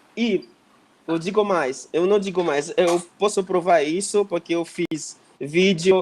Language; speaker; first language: Portuguese; non-native, fluent; Haitian Creole